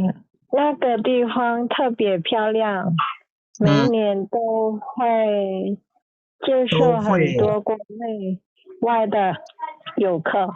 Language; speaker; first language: Chinese; non-native, learner; Indonesian